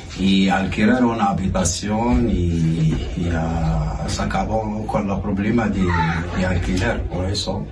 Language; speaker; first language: Spanish; non-native, learner; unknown